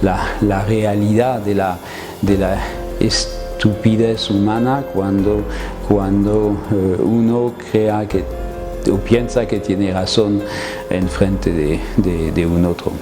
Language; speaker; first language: Spanish; non-native, fluent; French